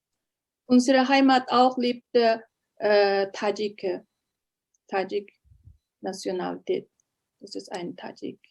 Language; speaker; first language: German; non-native, learner; Uyghur